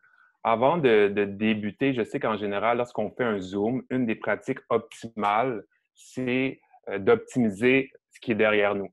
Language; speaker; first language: French; native; French